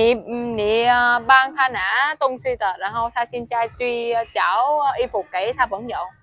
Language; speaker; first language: Chinese; non-native, fluent; Vietnamese